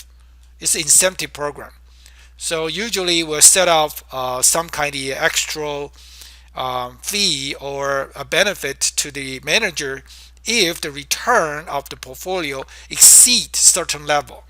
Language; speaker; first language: English; non-native, fluent; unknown